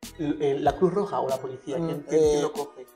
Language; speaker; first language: Spanish; native; Spanish